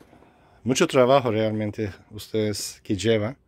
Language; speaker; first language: Spanish; non-native, learner; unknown